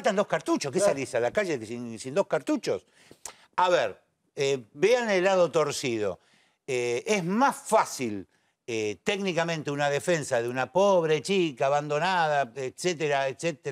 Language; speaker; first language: Spanish; native; Spanish